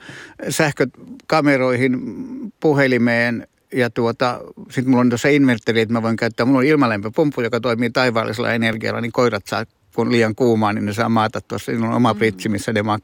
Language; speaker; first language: Finnish; native; Finnish